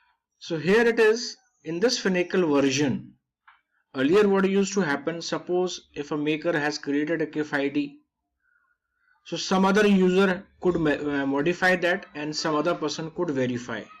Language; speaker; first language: English; non-native, local second language; Hindi